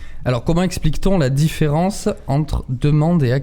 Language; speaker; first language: French; native; French